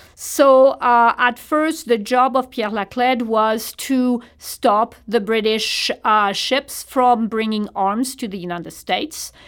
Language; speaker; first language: English; non-native, fluent; French